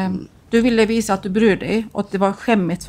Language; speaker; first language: Swedish; native; Swedish